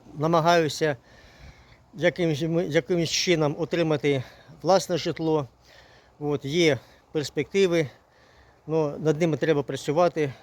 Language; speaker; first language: Ukrainian; non-native, local second language; Russian